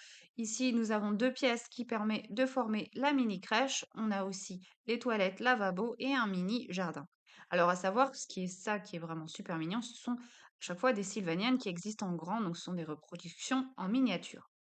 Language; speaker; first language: French; native; French